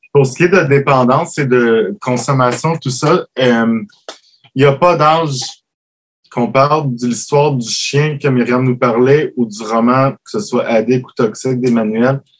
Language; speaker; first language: French; native; French